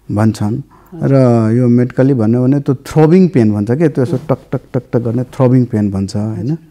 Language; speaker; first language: Nepali; non-native, local second language; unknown